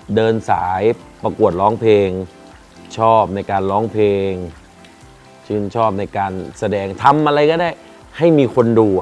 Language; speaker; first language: Thai; native; Thai